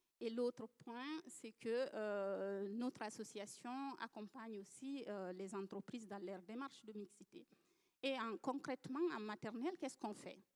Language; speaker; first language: French; non-native, local second language; Fula